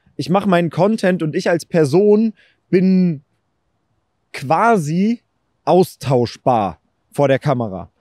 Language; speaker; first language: German; native; German